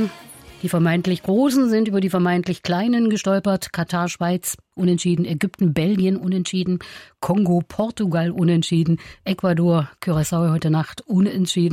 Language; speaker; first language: German; native; German